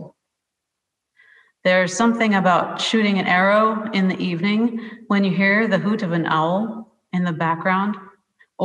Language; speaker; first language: English; native; English